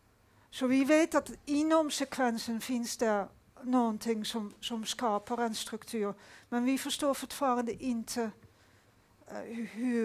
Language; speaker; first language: Swedish; non-native, fluent; Dutch